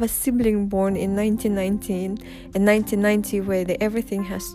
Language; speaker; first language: English; non-native, fluent; Russian